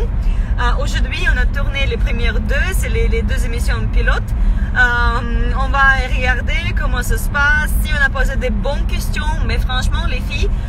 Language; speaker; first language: French; non-native, fluent; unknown